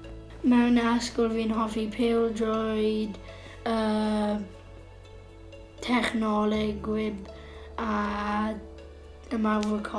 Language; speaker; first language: Welsh; non-native, local second language; English